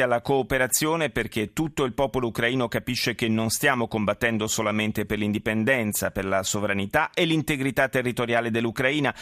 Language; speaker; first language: Italian; native; Italian